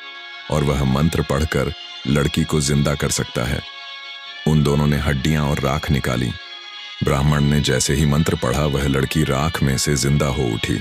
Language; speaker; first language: Hindi; native; Hindi